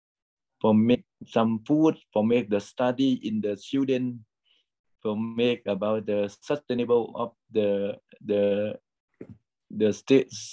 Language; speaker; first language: English; non-native, learner; Thai